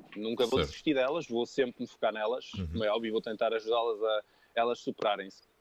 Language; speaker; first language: Portuguese; early bilingual, other home language; French